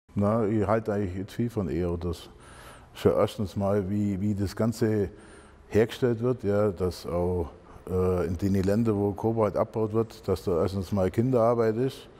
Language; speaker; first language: German; native; German